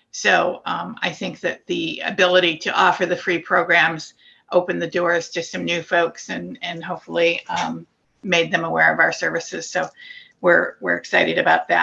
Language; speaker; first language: English; native; English